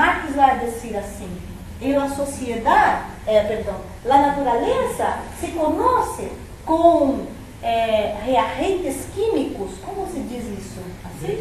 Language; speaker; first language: Spanish; non-native, fluent; Portuguese